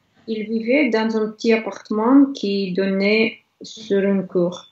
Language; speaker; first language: French; non-native, learner; Russian